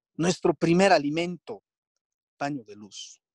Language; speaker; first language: Spanish; non-native, local second language; Quechua